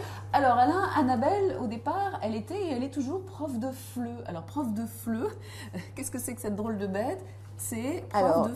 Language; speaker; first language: French; native; French